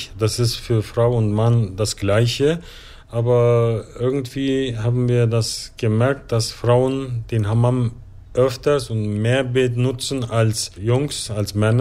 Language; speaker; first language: German; early bilingual, other home language; Turkish